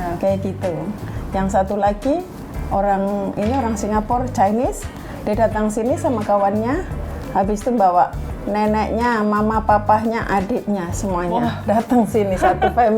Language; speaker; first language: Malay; non-native, local second language; Javanese